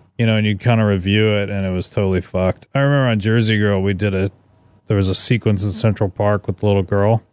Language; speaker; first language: English; native; English